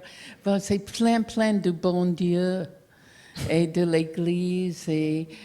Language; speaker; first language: French; non-native, fluent; English